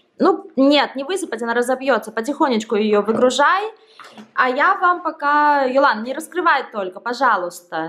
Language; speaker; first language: Russian; native; Russian